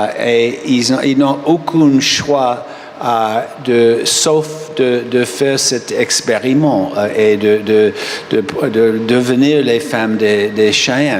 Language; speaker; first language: French; non-native, fluent; English